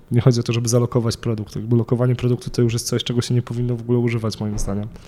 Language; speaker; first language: Polish; native; Polish